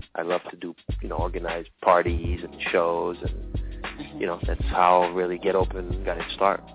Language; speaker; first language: English; early bilingual, other home language; French